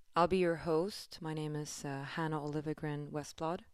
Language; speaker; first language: English; non-native, fluent; Swedish